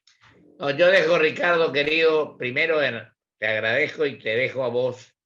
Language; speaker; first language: Spanish; native; Spanish